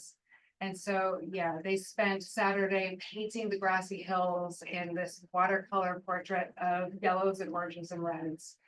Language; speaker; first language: English; native; English